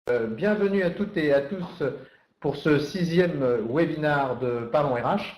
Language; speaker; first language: French; native; French